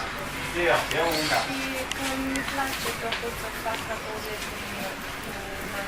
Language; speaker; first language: Romanian; non-native, local second language; Hungarian